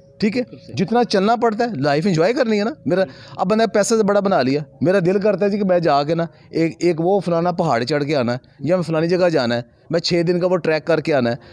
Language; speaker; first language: Urdu; non-native, local second language; Punjabi